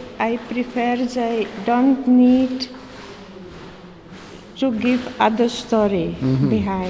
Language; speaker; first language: English; non-native, learner; Czech